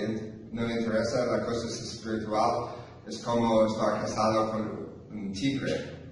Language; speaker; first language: Spanish; non-native, fluent; English